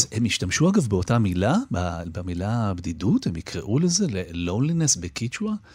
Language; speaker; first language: Hebrew; native; Hebrew